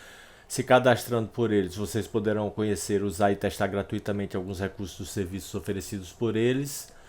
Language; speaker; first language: Portuguese; native; Portuguese